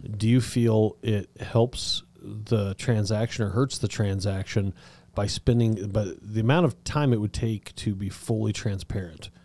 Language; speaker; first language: English; native; English